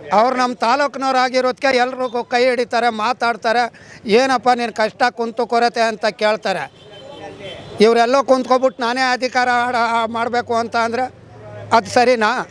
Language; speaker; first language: Kannada; non-native, local second language; Lambadi